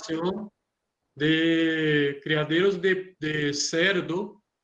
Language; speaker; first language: Spanish; non-native, learner; Portuguese